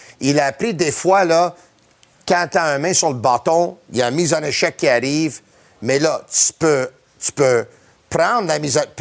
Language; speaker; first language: French; native; French